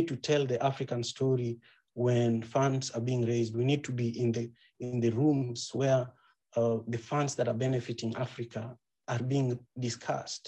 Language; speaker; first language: English; non-native, local second language; Luo (Kenya and Tanzania)